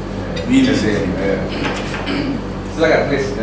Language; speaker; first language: English; non-native, learner; Indonesian